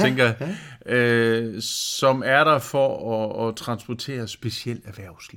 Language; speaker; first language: Danish; native; Danish